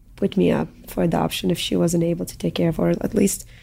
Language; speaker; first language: English; early bilingual, other home language; Russian